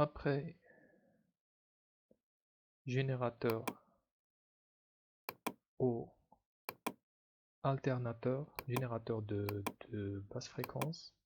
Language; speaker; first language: French; non-native, local second language; Arabic